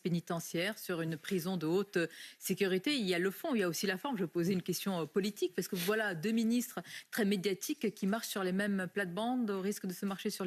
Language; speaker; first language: French; native; French